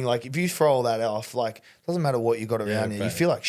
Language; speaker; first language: English; native; English